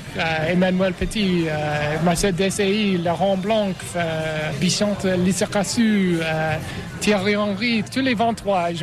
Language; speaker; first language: French; non-native, learner; English